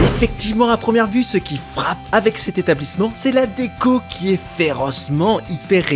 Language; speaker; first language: French; native; French